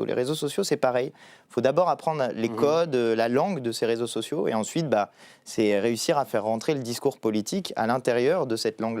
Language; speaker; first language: French; native; French